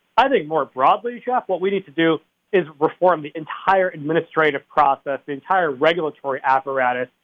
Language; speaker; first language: English; native; English